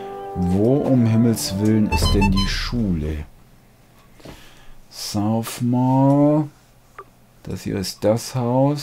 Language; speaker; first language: German; native; German